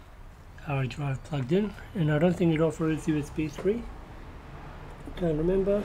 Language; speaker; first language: English; native; English